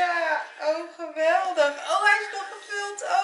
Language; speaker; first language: Dutch; native; Dutch